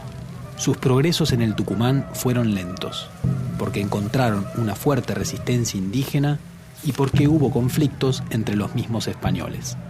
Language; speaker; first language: Spanish; native; Spanish